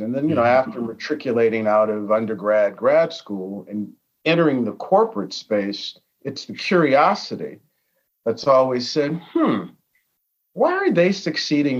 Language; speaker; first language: English; native; English